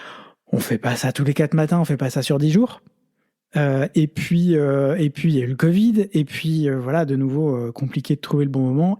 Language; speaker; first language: French; native; French